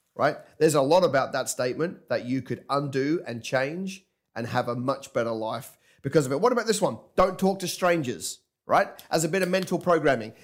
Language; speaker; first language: English; native; English